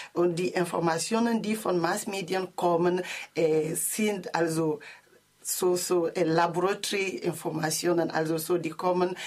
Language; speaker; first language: German; non-native, learner; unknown